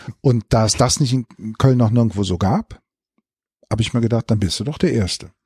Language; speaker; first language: German; native; German